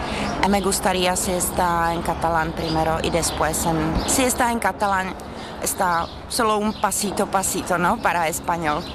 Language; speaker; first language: Spanish; non-native, learner; Czech